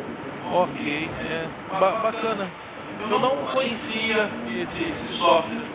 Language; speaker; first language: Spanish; non-native, learner; Portuguese